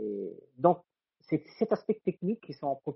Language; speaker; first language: French; non-native, fluent; Italian